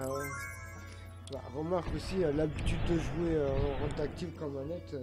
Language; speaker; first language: French; native; French